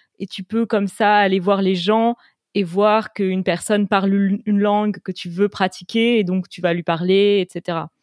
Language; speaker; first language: French; native; French